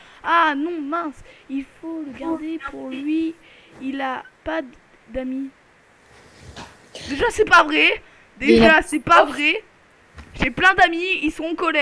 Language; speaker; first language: French; native; French